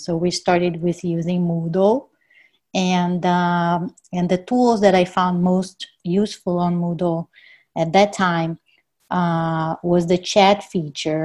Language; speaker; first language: English; non-native, fluent; Portuguese